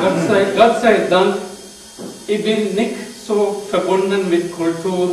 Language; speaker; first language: German; non-native, learner; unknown